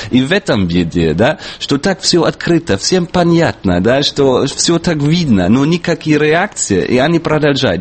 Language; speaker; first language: Russian; non-native, fluent; German